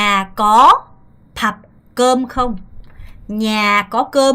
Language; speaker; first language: Vietnamese; non-native, fluent; Korean